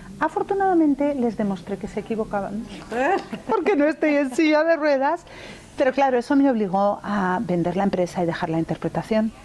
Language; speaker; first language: Spanish; early bilingual, other home language; English